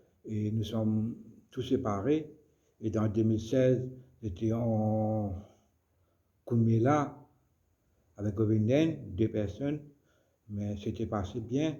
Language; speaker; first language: French; non-native, local second language; Morisyen